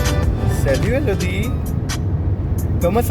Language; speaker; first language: French; non-native, learner; Hindi